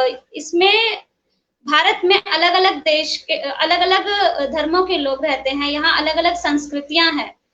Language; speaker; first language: Hindi; native; Hindi